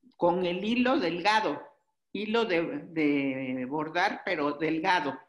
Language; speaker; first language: Spanish; native; Spanish